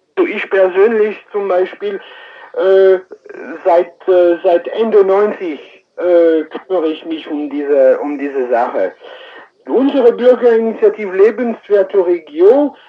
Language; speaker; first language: German; non-native, fluent; French